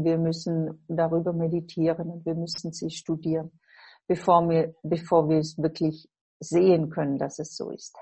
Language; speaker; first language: German; non-native, fluent; English